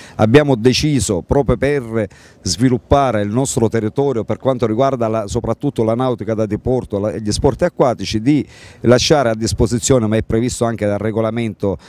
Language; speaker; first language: Italian; native; Italian